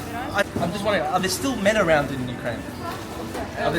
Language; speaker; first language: English; native; English